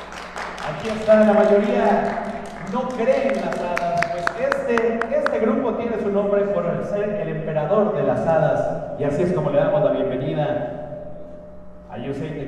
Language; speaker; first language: Spanish; native; Spanish